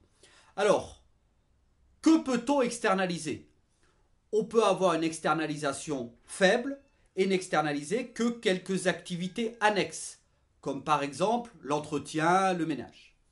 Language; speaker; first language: French; native; French